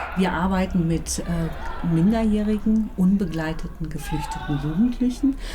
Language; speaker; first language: German; native; German